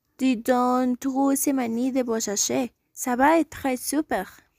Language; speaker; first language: French; non-native, learner; Spanish